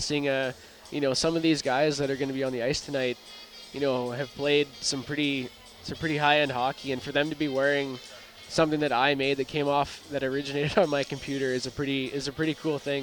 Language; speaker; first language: English; native; English